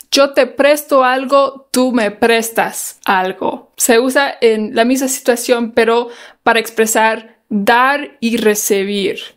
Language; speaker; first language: Spanish; non-native, fluent; English